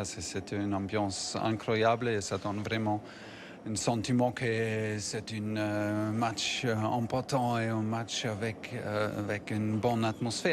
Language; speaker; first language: French; non-native, fluent; German